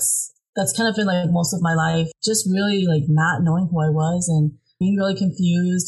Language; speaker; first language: English; early bilingual, other home language; Hmong